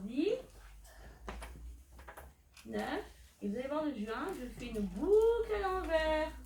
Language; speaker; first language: French; native; French